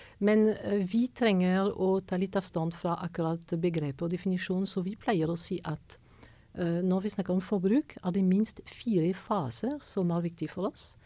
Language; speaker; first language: Norwegian; non-native, fluent; French